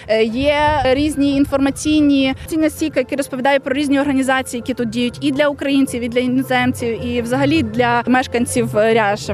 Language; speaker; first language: Ukrainian; native; Ukrainian